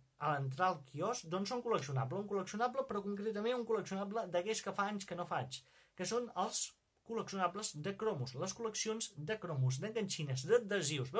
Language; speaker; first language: Catalan; non-native, local second language; Spanish